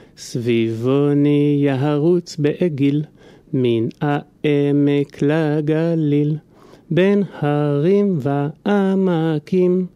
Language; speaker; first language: Hebrew; native; Hebrew